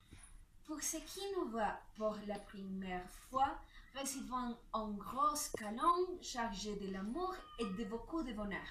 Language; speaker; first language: French; non-native, learner; Spanish